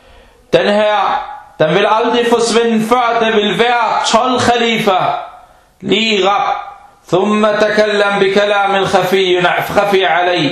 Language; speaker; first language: Danish; early bilingual, other home language; Arabic